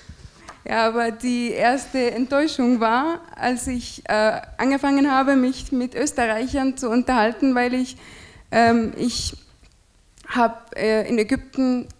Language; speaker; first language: German; non-native, fluent; Arabic